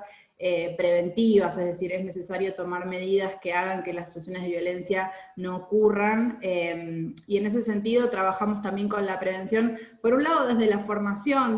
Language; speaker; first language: Spanish; native; Spanish